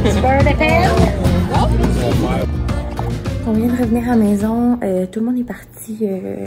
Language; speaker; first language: French; native; French